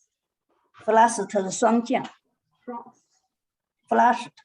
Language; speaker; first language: English; non-native, learner; Chinese